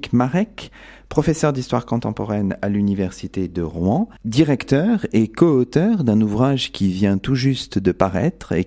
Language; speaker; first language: French; native; French